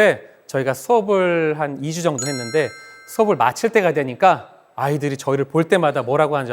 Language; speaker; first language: Korean; native; Korean